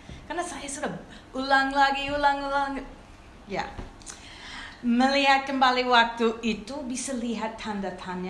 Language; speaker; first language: Indonesian; non-native, fluent; English